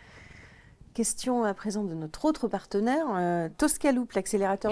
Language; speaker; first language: French; native; French